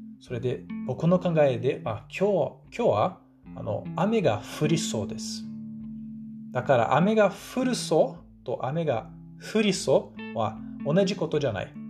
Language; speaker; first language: Japanese; non-native, fluent; Portuguese